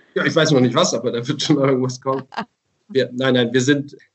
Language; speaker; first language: German; native; German